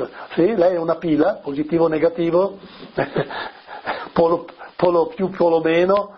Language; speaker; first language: Italian; native; Italian